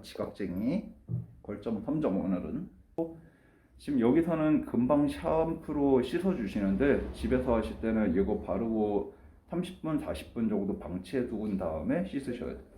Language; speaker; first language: Korean; native; Korean